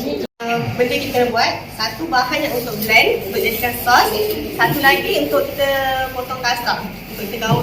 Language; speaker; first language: Malay; native; Malay